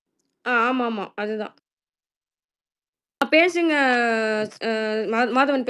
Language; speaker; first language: Tamil; native; Tamil